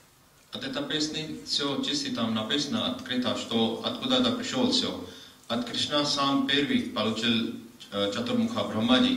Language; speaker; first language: Russian; non-native, learner; Hindi